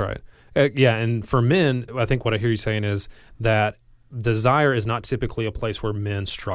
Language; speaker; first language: English; native; English